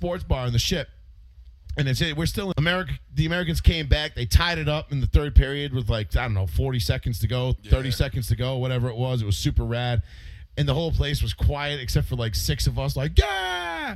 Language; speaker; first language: English; native; English